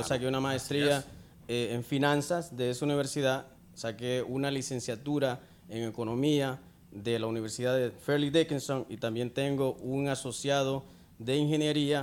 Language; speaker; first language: Spanish; native; Spanish